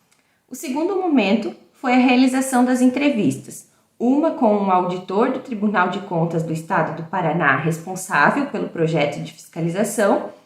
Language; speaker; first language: Portuguese; native; Portuguese